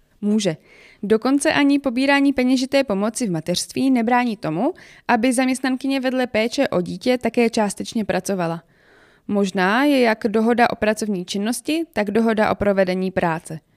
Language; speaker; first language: Czech; native; Czech